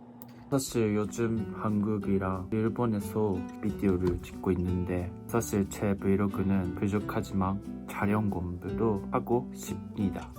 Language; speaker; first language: Korean; non-native, learner; Japanese